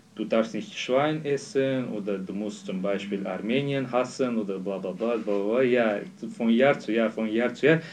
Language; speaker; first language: German; non-native, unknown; Azerbaijani